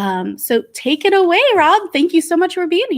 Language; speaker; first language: English; native; English